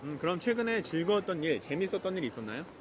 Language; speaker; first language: Korean; native; Korean